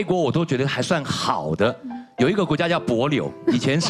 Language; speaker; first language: Chinese; native; Chinese